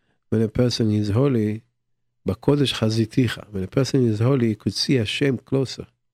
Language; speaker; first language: English; non-native, fluent; Hebrew